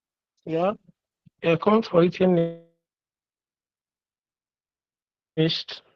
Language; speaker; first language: German; non-native, learner; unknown